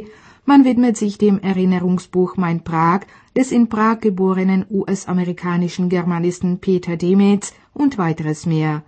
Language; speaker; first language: German; native; German